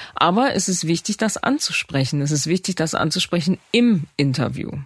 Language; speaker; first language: German; native; German